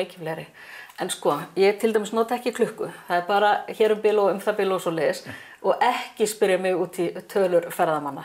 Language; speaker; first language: Icelandic; native; Icelandic